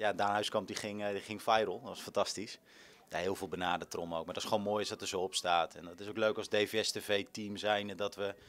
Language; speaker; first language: Dutch; native; Dutch